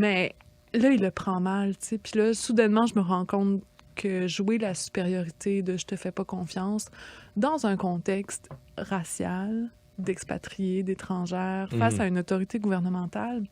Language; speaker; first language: French; native; French